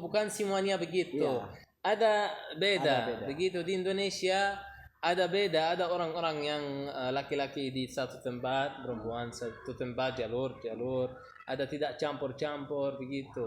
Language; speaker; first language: Indonesian; non-native, learner; Arabic